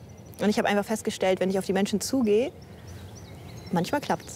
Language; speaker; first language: German; native; German